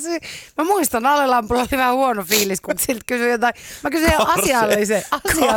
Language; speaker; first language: Finnish; native; Finnish